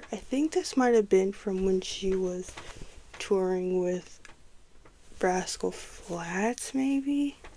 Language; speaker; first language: English; native; English